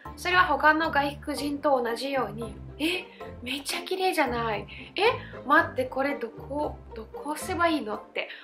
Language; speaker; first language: Japanese; non-native, fluent; Russian